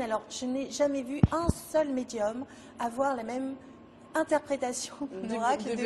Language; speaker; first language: French; native; French